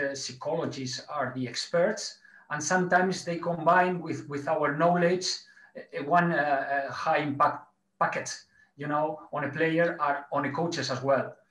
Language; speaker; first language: English; non-native, learner; Spanish